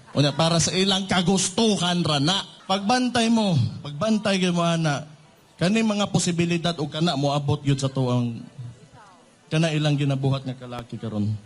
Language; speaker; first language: Cebuano; native; Cebuano